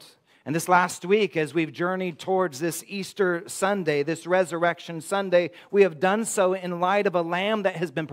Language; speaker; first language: English; native; English